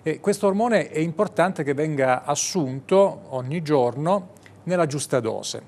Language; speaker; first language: Italian; native; Italian